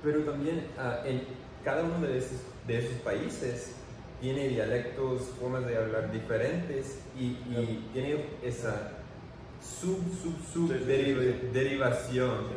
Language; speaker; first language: Spanish; non-native, fluent; English